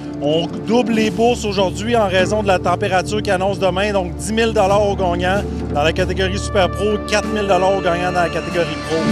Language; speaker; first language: French; native; French